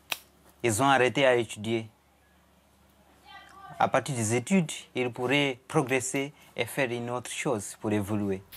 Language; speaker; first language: French; non-native, fluent; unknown